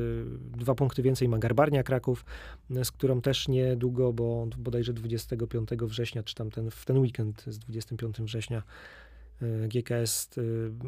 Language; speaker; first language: Polish; native; Polish